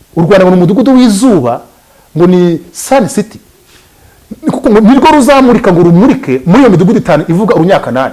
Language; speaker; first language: Kinyarwanda; native; Kinyarwanda